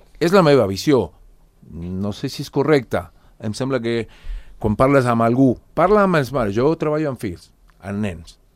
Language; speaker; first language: Catalan; non-native, fluent; Spanish